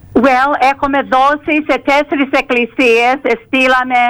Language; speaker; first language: Greek; early bilingual, heritage; Greek